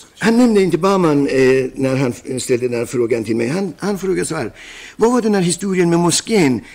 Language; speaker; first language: Swedish; non-native, fluent; Persian